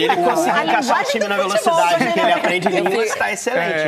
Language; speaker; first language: Portuguese; native; Portuguese